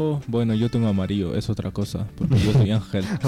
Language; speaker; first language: Spanish; non-native, learner; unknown